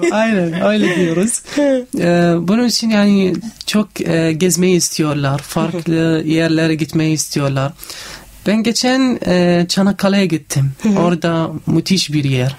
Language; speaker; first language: Turkish; non-native, learner; Arabic